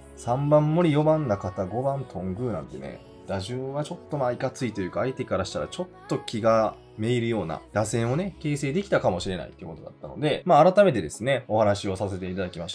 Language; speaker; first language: Japanese; native; Japanese